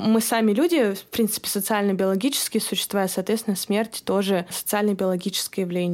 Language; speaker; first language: Russian; native; Russian